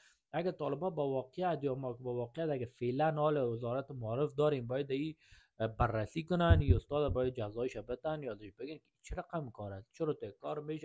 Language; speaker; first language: Persian; native; Persian